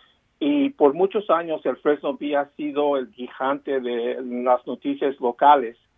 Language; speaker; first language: Spanish; early bilingual, heritage; Spanish